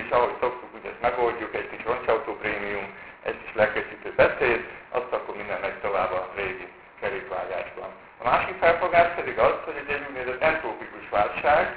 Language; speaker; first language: Hungarian; native; Hungarian